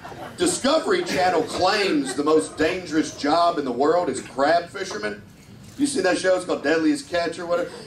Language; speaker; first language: English; native; English